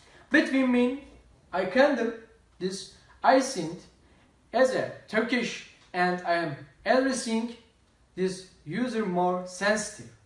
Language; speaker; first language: English; non-native, learner; Turkish